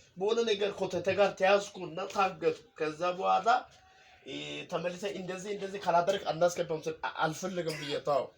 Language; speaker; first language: Amharic; non-native, local second language; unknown